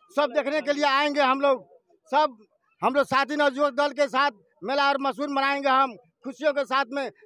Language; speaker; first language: Hindi; native; Hindi